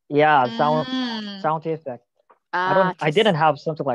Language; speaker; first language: English; non-native, learner; Korean